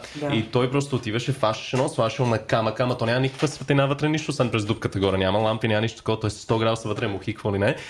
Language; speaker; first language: Bulgarian; early bilingual, heritage; Bulgarian